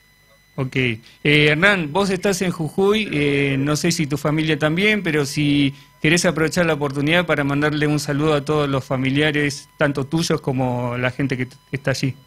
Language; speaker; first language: Spanish; native; Spanish